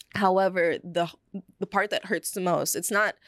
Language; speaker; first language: English; early bilingual, other home language; Spanish